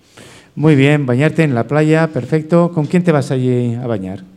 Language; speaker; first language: Spanish; native; Spanish